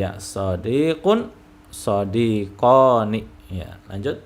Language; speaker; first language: Indonesian; native; Indonesian